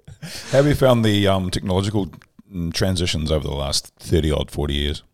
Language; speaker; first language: English; native; English